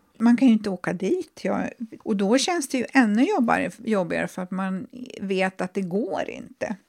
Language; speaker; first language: Swedish; native; Swedish